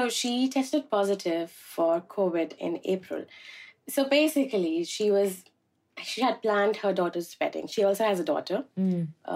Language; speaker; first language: English; non-native, local second language; Malayalam